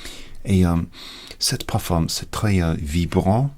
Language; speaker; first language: French; non-native, learner; English